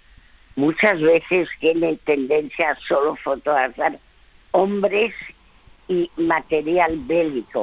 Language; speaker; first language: Spanish; early bilingual, other home language; French